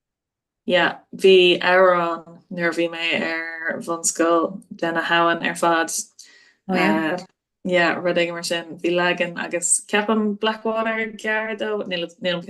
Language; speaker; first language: Irish; non-native, local second language; English